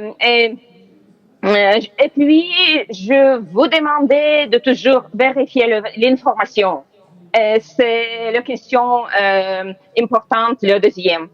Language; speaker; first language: French; non-native, learner; Ukrainian